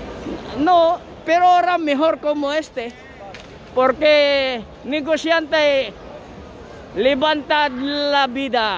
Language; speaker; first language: Spanish; non-native, learner; Filipino